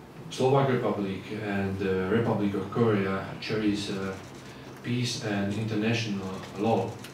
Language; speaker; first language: English; non-native, fluent; Slovak